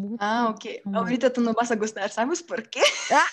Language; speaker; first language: Spanish; non-native, learner; Russian